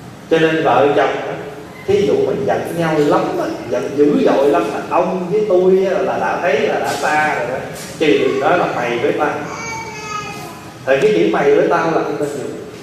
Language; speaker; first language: Vietnamese; early bilingual, heritage; Vietnamese